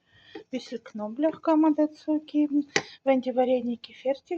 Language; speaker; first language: German; non-native, fluent; Russian